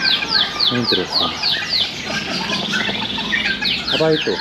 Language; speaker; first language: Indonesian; non-native, learner; Finnish